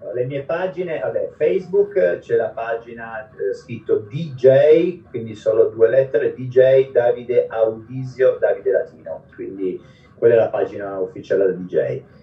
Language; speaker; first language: Italian; native; Italian